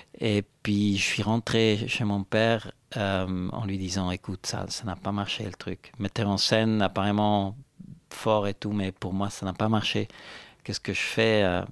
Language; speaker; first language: French; non-native, local second language; Italian